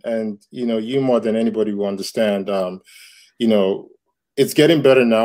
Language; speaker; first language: English; non-native, local second language; Yoruba